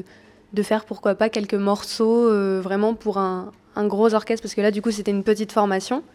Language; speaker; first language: French; native; French